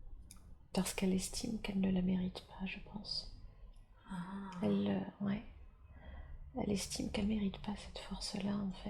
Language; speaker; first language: French; native; French